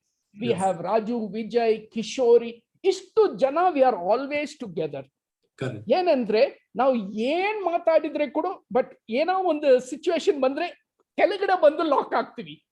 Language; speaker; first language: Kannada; non-native, local second language; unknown